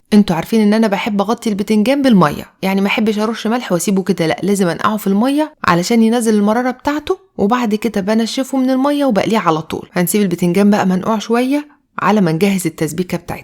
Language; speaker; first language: Arabic; native; Arabic